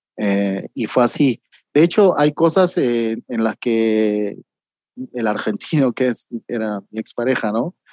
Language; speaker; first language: Spanish; native; Spanish